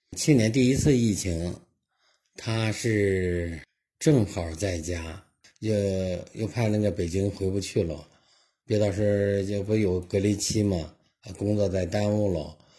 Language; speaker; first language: Chinese; native; Chinese